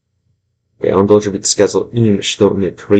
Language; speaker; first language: Russian; non-native, learner; English